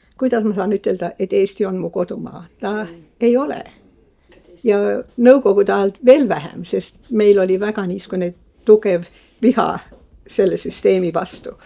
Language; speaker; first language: Estonian; early bilingual, heritage; Estonian